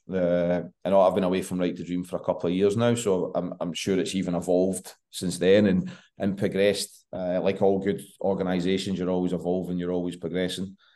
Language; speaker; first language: English; native; English